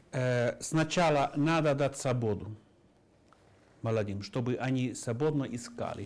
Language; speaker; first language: Russian; non-native, fluent; Finnish